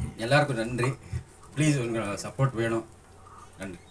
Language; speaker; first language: Tamil; non-native, learner; Kannada